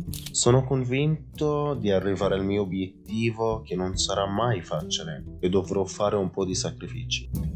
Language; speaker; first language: Italian; non-native, fluent; Arabic